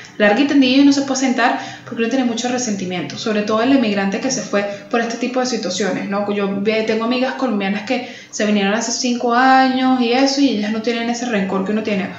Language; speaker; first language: Spanish; native; Spanish